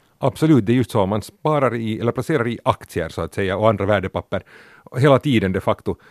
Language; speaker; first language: Swedish; native; Swedish